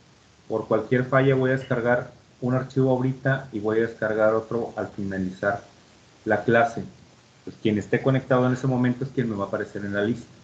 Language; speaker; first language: Spanish; native; Spanish